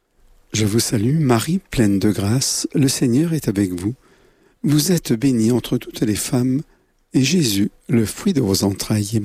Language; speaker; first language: French; native; French